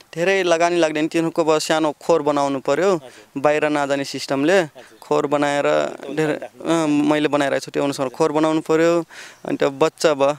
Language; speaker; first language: Nepali; non-native, local second language; Rana Tharu